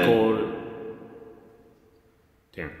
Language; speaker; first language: English; non-native, learner; Japanese